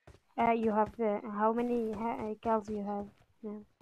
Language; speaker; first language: English; non-native, learner; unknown